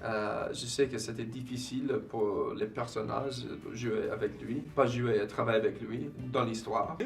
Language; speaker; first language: French; non-native, fluent; English